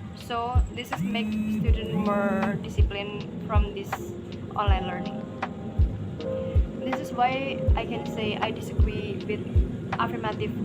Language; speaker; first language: English; non-native, learner; Indonesian